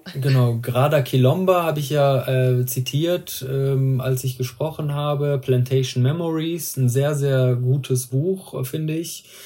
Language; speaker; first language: German; early bilingual, other home language; Persian